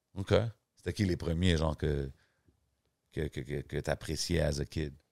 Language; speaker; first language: French; native; French